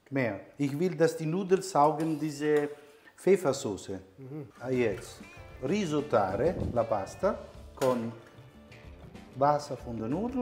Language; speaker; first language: German; non-native, fluent; Italian